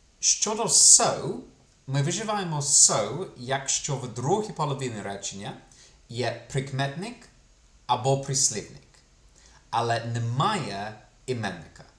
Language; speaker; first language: Ukrainian; non-native, fluent; English